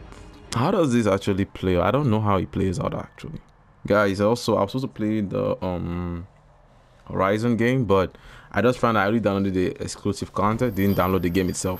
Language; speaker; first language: English; native; English